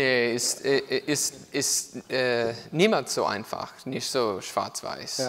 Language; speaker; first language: German; non-native, learner; English